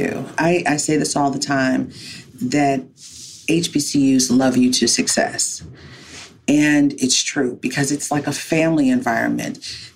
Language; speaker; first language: English; native; English